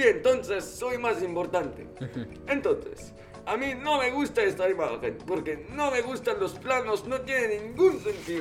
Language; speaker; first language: Spanish; non-native, learner; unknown